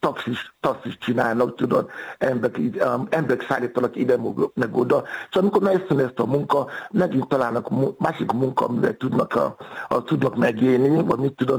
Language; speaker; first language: Hungarian; non-native, fluent; Yoruba